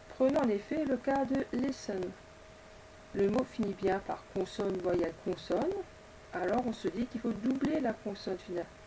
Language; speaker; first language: French; native; French